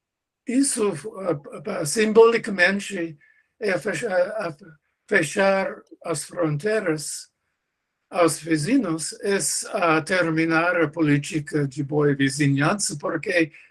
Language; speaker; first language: Portuguese; non-native, learner; English